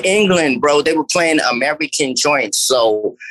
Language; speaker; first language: English; native; English